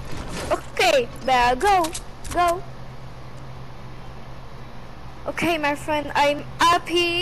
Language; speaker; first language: English; non-native, learner; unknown